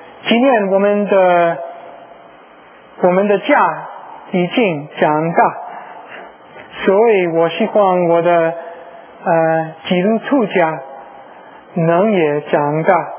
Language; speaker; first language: Chinese; non-native, learner; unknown